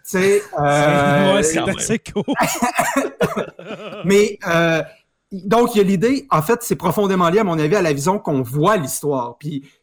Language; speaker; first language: French; native; French